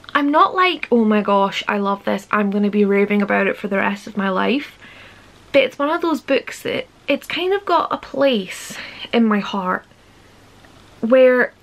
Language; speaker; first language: English; native; English